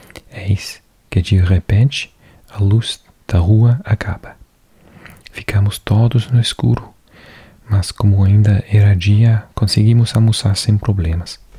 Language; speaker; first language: Portuguese; non-native, learner; English